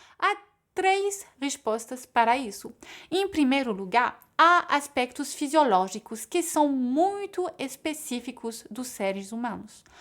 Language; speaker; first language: Portuguese; non-native, fluent; French